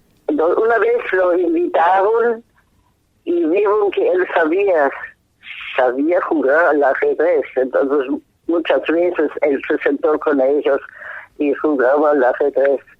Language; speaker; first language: Spanish; non-native, fluent; German